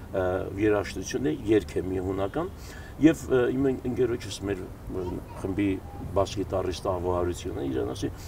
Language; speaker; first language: Armenian; native; Armenian